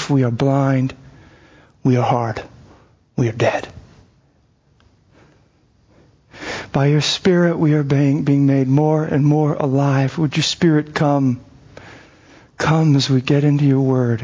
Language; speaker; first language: English; native; English